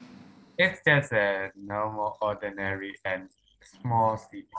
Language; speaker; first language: English; non-native, learner; Burmese